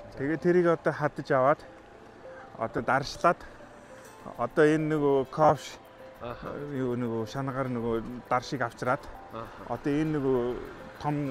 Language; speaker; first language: Mongolian; non-native, fluent; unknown